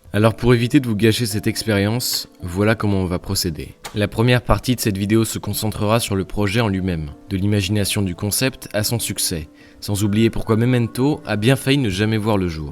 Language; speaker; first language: French; native; French